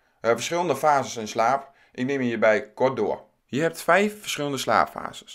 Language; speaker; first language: Dutch; native; Dutch